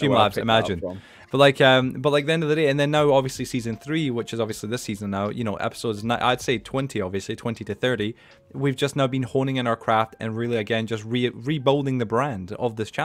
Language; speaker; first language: English; native; English